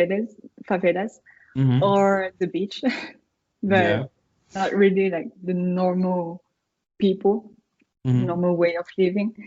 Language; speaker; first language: English; non-native, fluent; French